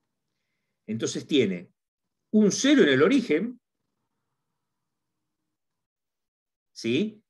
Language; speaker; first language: Spanish; native; Spanish